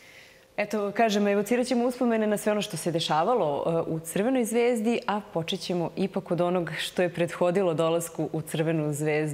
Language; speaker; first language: Serbian; native; Serbian